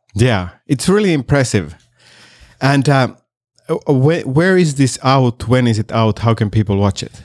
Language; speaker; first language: English; non-native, fluent; Finnish